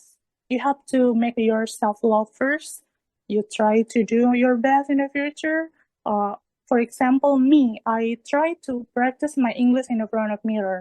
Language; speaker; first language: English; non-native, learner; Indonesian